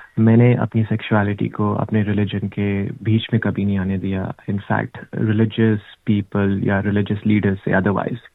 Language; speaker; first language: Urdu; native; Urdu